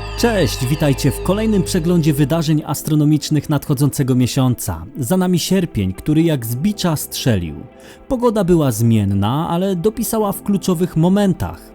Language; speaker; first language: Polish; native; Polish